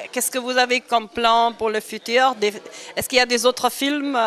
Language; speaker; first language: French; non-native, fluent; German